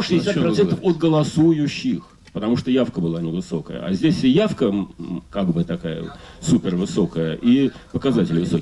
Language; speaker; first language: Russian; native; Russian